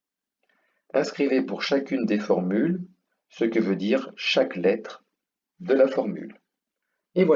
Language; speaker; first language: French; native; French